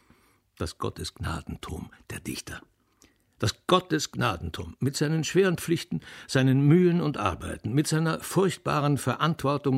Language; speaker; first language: German; native; German